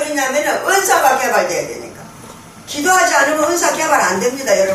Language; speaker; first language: Korean; native; Korean